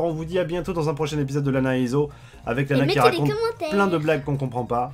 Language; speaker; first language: French; native; French